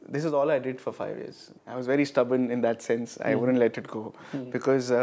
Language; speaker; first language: Hindi; native; Hindi